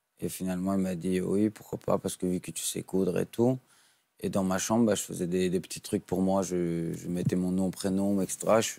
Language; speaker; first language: French; non-native, fluent; Persian